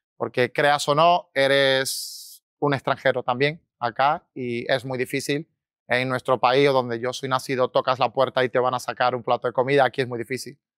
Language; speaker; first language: Spanish; native; Spanish